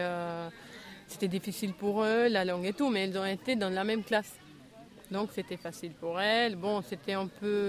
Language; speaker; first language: French; non-native, fluent; Albanian